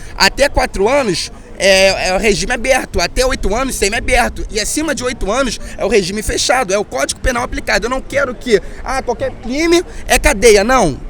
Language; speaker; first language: Portuguese; native; Portuguese